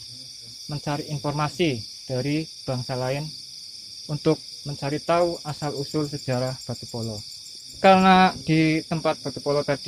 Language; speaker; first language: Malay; non-native, local second language; Javanese